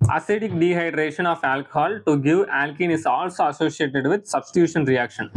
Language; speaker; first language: English; non-native, local second language; Tamil